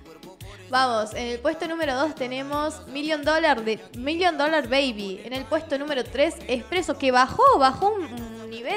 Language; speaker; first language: Spanish; native; Spanish